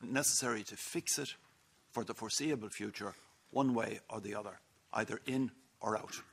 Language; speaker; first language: English; native; English